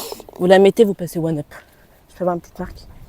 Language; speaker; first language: French; native; French